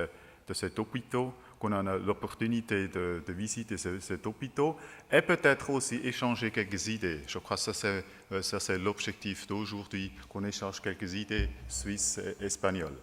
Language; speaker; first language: French; non-native, local second language; German